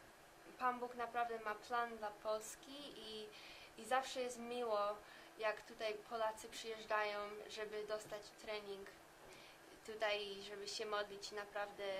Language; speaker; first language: Polish; early bilingual, heritage; Polish